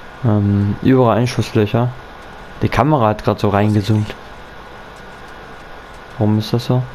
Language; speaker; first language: German; native; German